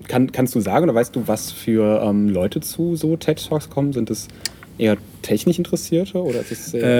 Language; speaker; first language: German; native; German